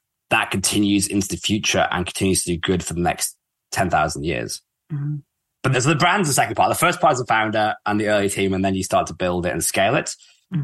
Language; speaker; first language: English; native; English